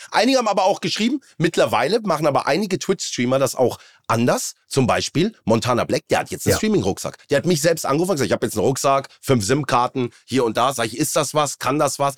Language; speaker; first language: German; native; German